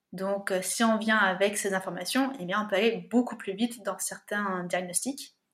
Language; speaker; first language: French; native; French